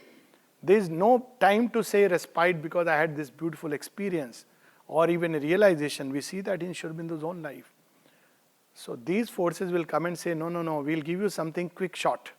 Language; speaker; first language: English; non-native, local second language; Hindi